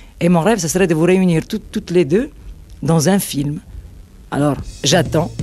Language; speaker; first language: French; non-native, fluent; Italian